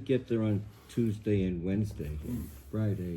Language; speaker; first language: English; native; English